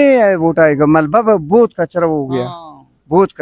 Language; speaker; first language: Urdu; non-native, local second language; Pashto